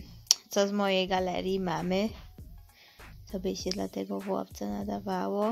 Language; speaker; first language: Polish; early bilingual, heritage; Polish